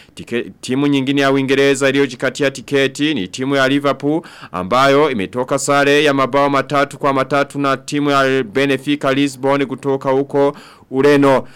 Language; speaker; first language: Swahili; non-native, local second language; Rundi